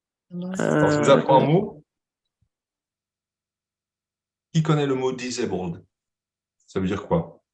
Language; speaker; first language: French; native; French